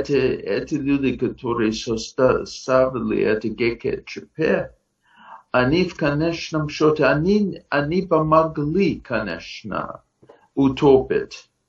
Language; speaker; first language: Russian; non-native, fluent; English